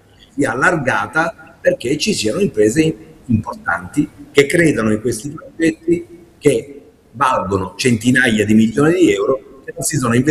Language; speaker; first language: Italian; native; Italian